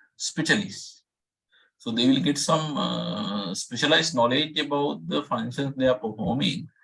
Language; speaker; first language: English; non-native, local second language; Sinhala